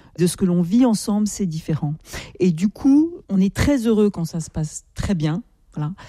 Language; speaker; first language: French; native; French